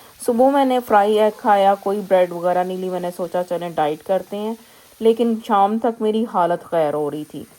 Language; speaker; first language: Urdu; native; Urdu